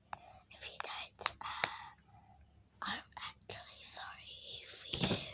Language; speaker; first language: English; native; English